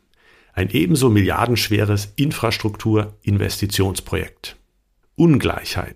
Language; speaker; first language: German; native; German